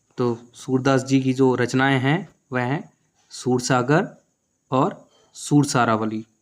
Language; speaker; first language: Hindi; native; Hindi